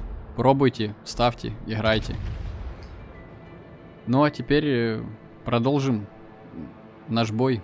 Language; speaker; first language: Russian; native; Russian